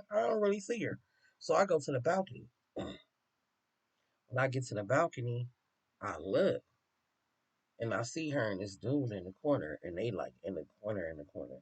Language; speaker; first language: English; native; English